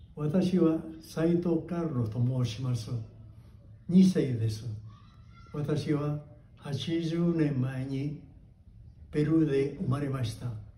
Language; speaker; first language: Japanese; early bilingual, heritage; Japanese